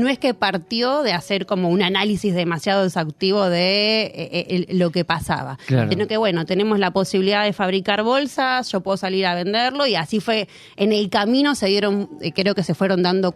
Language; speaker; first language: Spanish; native; Spanish